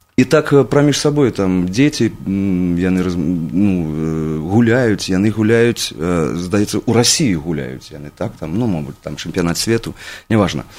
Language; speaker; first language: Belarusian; non-native, local second language; Russian